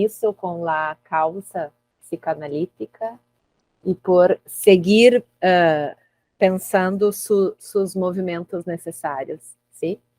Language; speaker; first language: Spanish; non-native, learner; Portuguese